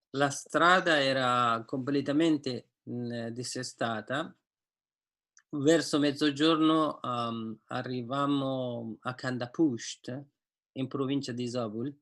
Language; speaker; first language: Italian; non-native, fluent; Persian